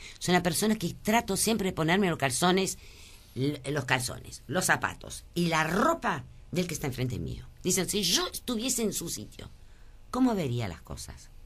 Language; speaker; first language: Spanish; early bilingual, other home language; French